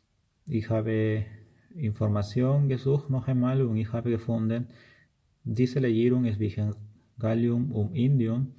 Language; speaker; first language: German; non-native, learner; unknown